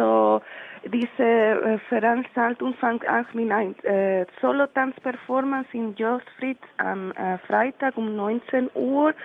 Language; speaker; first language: German; non-native, learner; Spanish